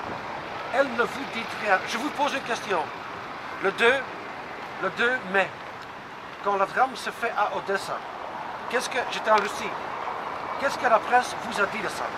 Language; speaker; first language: French; non-native, local second language; Dutch